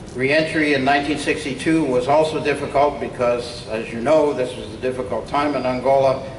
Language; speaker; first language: English; native; English